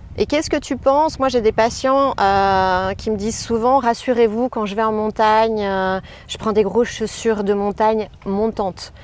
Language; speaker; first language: French; native; French